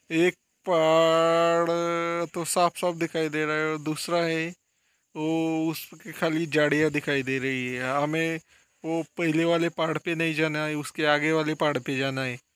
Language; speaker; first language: Hindi; non-native, local second language; Marathi